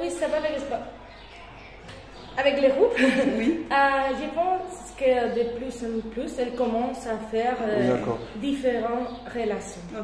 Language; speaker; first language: French; non-native, fluent; Spanish